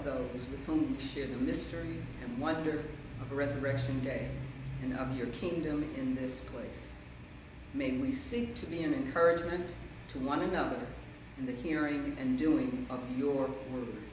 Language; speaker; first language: English; native; English